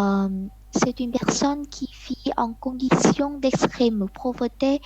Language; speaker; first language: French; non-native, learner; Vietnamese